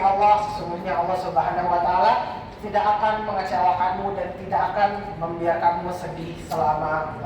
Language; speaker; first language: Indonesian; native; Indonesian